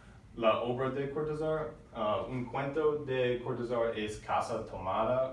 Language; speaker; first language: Spanish; non-native, learner; English